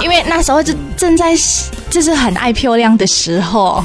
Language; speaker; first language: Chinese; non-native, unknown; Indonesian